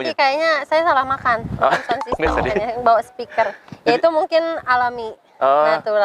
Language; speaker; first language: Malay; non-native, local second language; Sundanese